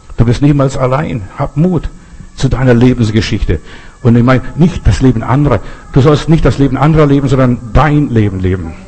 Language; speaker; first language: German; native; German